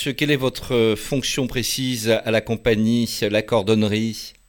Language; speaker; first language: French; native; French